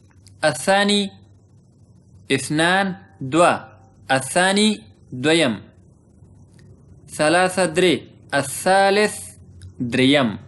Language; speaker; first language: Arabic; non-native, fluent; Pashto